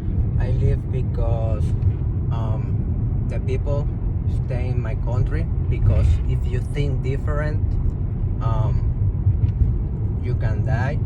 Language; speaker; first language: English; non-native, learner; Spanish